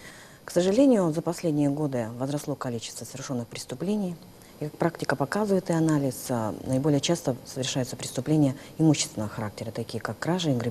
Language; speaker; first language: Russian; native; Russian